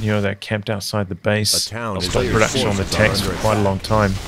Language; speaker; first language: English; native; English